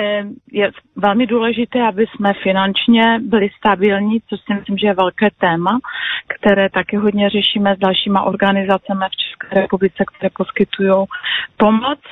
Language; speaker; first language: Czech; non-native, local second language; Polish